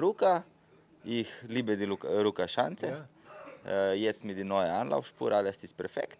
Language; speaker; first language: German; non-native, fluent; Slovenian